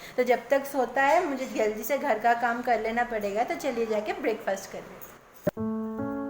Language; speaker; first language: Hindi; non-native, local second language; Bangla